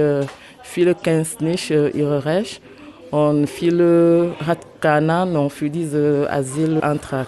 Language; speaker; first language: German; non-native, learner; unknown